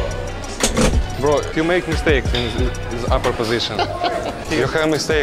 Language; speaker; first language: English; non-native, learner; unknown